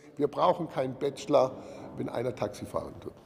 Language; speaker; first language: German; native; German